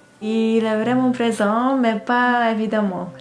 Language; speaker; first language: French; non-native, fluent; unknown